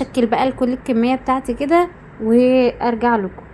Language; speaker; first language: Arabic; native; Arabic